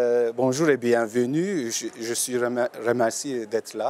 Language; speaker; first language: French; non-native, learner; Turkish